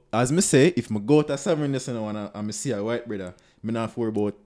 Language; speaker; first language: English; non-native, local second language; Jamaican Creole English